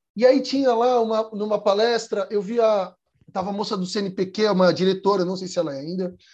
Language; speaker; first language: Portuguese; native; Portuguese